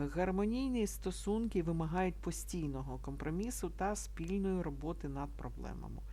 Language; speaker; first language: Ukrainian; non-native, local second language; Russian